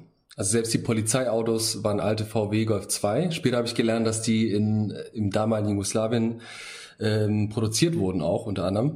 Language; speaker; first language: German; early bilingual, other home language; Bosnian